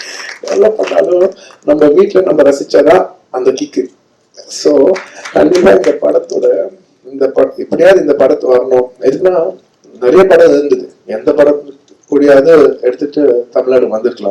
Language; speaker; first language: Tamil; non-native, local second language; Telugu